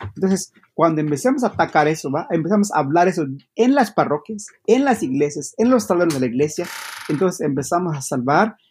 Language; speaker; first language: Spanish; non-native, local second language; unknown